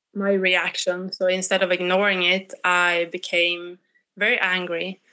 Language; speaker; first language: English; non-native, fluent; Swedish